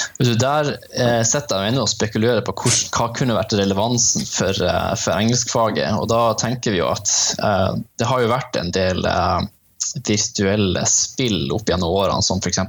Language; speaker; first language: Norwegian; native; Norwegian